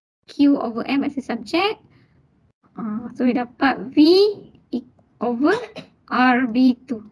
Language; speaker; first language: English; non-native, local second language; Malay